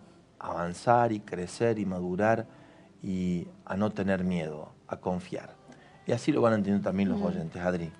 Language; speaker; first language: Spanish; native; Spanish